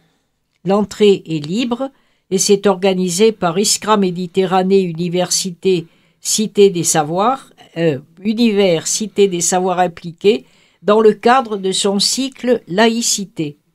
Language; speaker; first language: French; native; French